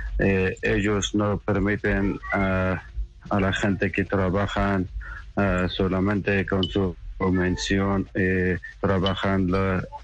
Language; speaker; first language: Spanish; non-native, learner; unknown